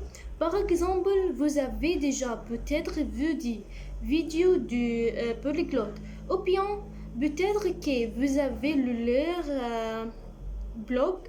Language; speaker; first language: French; non-native, learner; Arabic